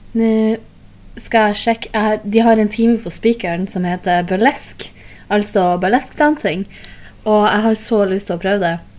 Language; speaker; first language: Norwegian; native; Norwegian